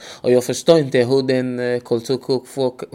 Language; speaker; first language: Swedish; non-native, learner; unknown